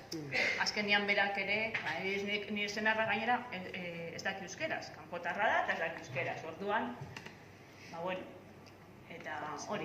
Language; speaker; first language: Basque; non-native, local second language; Spanish